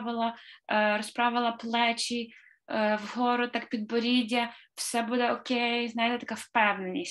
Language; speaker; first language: Ukrainian; native; Ukrainian